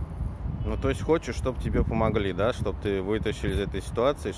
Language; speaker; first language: Russian; native; Russian